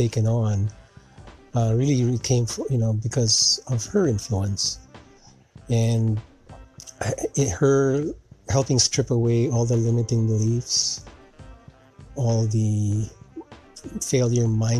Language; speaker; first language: English; non-native, local second language; Filipino